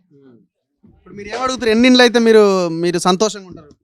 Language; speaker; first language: Telugu; native; Telugu